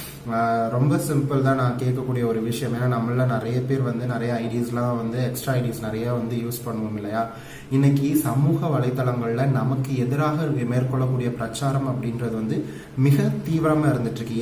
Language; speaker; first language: Tamil; native; Tamil